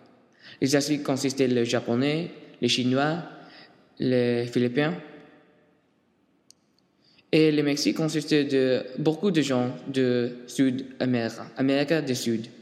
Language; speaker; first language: French; non-native, learner; English